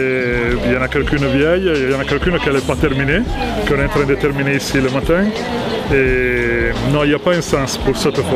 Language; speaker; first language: French; early bilingual, heritage; Italian